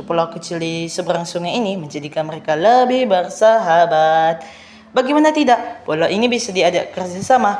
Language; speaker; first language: Indonesian; native; Indonesian